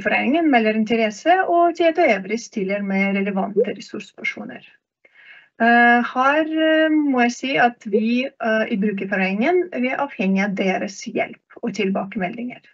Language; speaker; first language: Norwegian; non-native, fluent; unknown